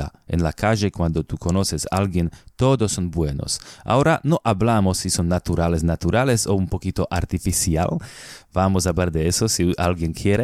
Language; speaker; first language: Spanish; non-native, fluent; Slovak